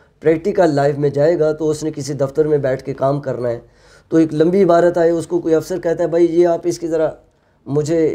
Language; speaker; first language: Urdu; non-native, local second language; Punjabi